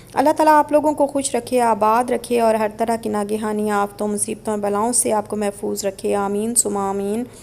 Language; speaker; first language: Urdu; native; Urdu